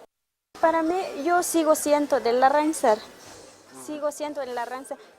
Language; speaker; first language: Spanish; non-native, local second language; Tzotzil